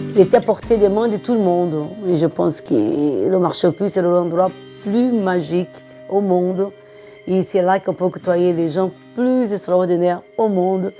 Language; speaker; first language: French; non-native, fluent; Portuguese